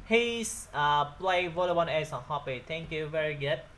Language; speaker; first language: English; non-native, learner; Vietnamese